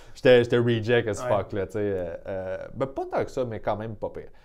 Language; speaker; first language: French; native; French